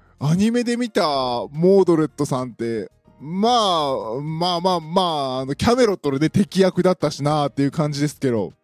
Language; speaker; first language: Japanese; native; Japanese